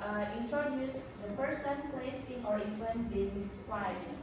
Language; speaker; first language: English; non-native, learner; Indonesian